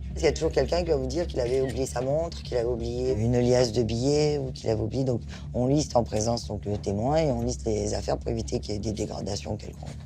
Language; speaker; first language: French; native; French